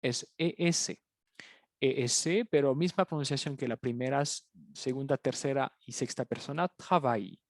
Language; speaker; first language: Spanish; native; Spanish